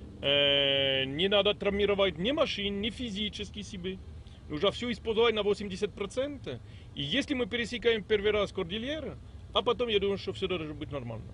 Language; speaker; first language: Russian; non-native, learner; French